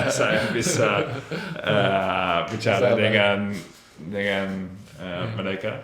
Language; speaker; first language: Indonesian; non-native, learner; English